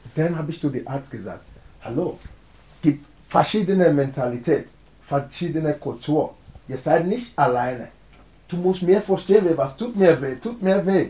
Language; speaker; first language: German; non-native, learner; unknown